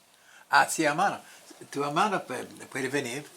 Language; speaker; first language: Spanish; non-native, fluent; English